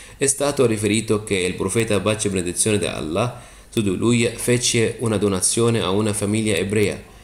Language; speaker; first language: Italian; non-native, fluent; Arabic